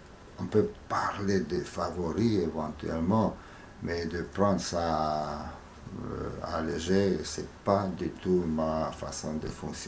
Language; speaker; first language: French; non-native, fluent; Hungarian